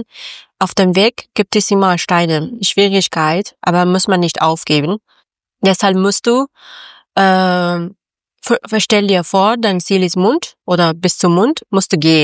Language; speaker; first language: German; non-native, learner; Persian